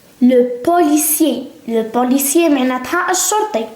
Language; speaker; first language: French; non-native, local second language; Arabic